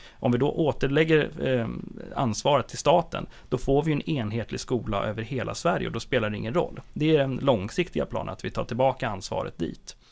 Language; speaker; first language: Swedish; native; Swedish